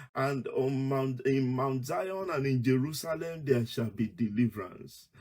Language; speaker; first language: English; non-native, local second language; Yoruba